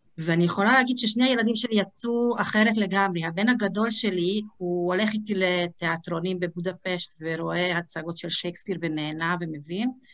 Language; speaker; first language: Hebrew; non-native, fluent; Hungarian